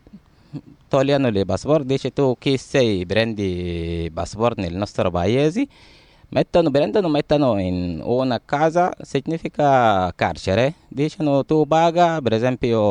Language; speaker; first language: Italian; non-native, learner; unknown